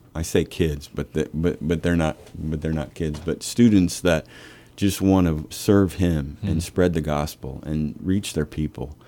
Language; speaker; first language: English; native; English